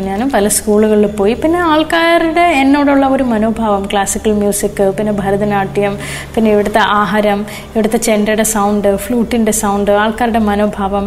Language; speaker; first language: Malayalam; early bilingual, other home language; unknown